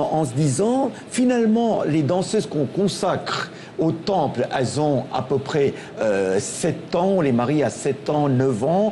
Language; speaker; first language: French; non-native, local second language; Tamil